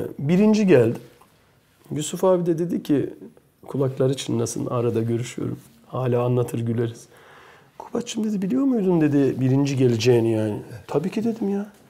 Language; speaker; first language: Turkish; early bilingual, heritage; Turkish